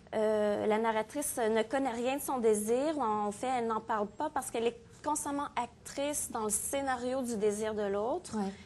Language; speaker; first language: French; native; French